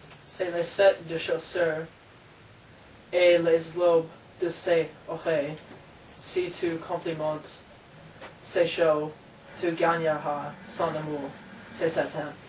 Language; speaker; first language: French; non-native, learner; English